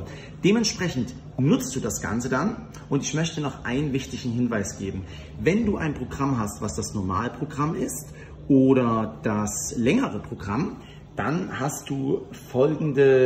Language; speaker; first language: German; native; German